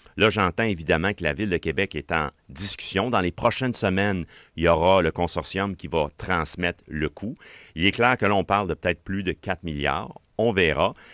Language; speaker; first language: French; native; French